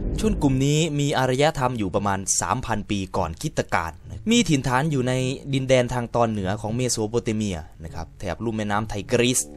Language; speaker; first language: Thai; native; Thai